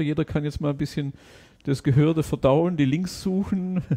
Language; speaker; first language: German; native; German